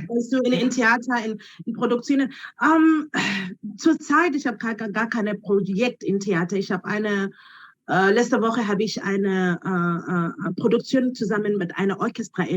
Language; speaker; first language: German; non-native, learner; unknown